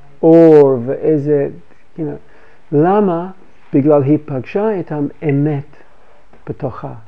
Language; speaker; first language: Hebrew; non-native, fluent; English